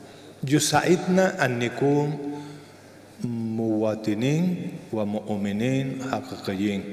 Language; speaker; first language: Arabic; non-native, fluent; Spanish